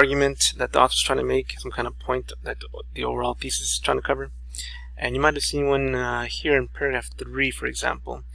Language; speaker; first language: English; native; English